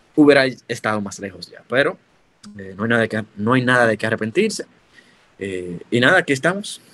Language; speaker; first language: Spanish; native; Spanish